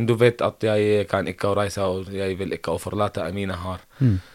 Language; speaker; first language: Norwegian; non-native, learner; Arabic